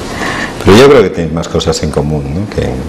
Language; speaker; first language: Spanish; native; Spanish